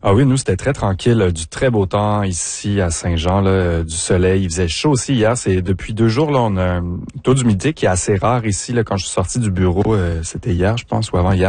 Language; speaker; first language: French; native; French